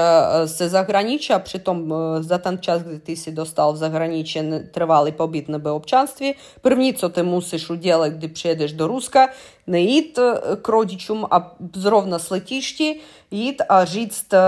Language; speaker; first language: Czech; non-native, fluent; Russian